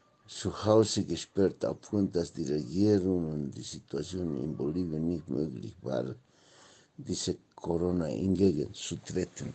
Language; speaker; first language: German; non-native, fluent; Spanish